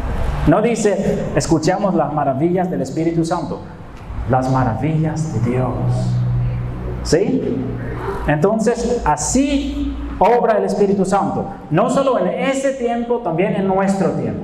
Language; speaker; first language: Spanish; non-native, fluent; Dutch